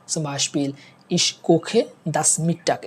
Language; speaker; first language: German; non-native, fluent; Bangla